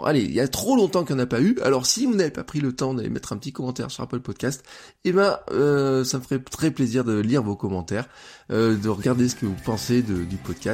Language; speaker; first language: French; native; French